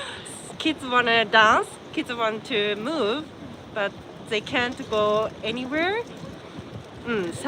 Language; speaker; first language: English; non-native, fluent; Japanese